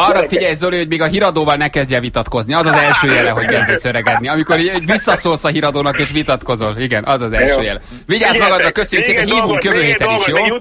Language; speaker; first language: Hungarian; native; Hungarian